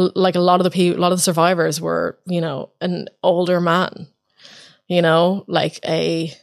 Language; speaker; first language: English; native; English